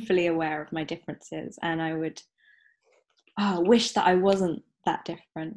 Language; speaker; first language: English; native; English